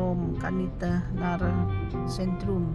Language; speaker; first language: Dutch; non-native, learner; Indonesian